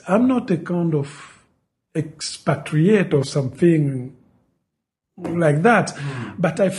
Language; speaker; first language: English; non-native, fluent; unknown